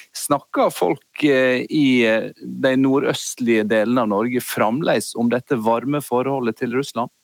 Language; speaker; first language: Norwegian; native; Norwegian